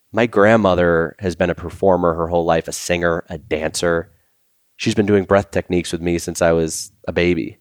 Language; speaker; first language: English; native; English